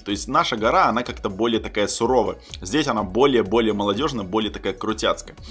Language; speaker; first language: Russian; native; Russian